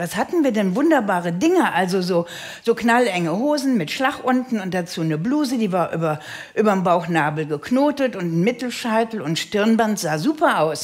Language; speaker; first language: German; native; German